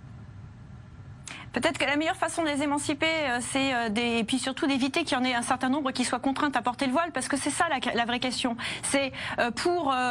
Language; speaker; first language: French; native; French